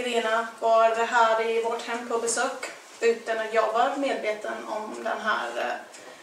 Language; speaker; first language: Swedish; non-native, fluent; English